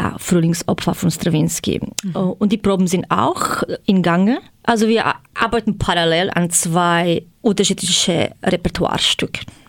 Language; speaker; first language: German; non-native, fluent; Croatian